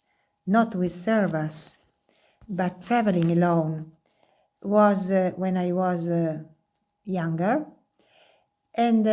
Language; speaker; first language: English; non-native, learner; Italian